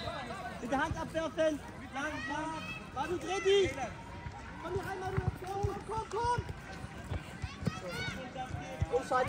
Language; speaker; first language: German; native; German